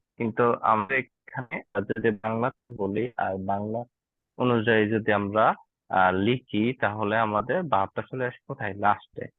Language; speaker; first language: Bangla; native; Bangla